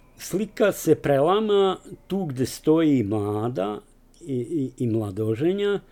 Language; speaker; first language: Serbian; non-native, local second language; Slovak